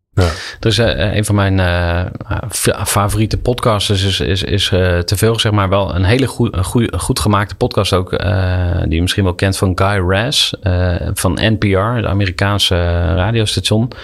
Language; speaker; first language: Dutch; native; Dutch